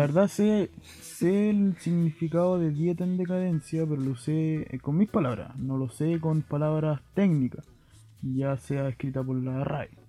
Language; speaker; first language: Spanish; native; Spanish